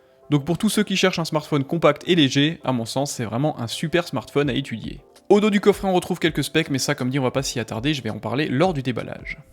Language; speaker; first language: French; native; French